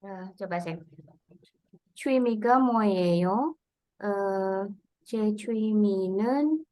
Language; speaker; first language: Korean; non-native, learner; Indonesian